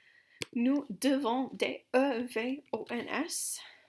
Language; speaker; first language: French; non-native, fluent; English